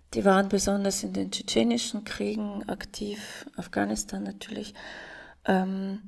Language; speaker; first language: German; non-native, fluent; Russian